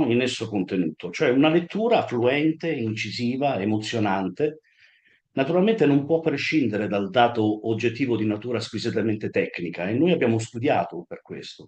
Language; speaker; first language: Italian; native; Italian